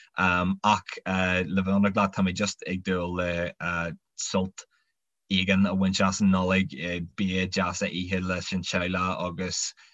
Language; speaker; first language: Irish; non-native, local second language; English